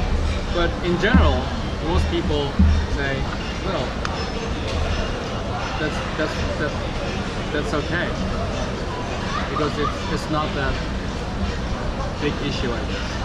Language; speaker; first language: English; non-native, fluent; Korean